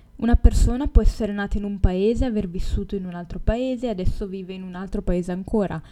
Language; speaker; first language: Italian; native; Italian